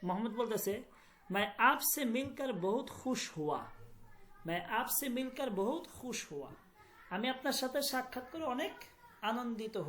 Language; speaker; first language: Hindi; non-native, fluent; Bangla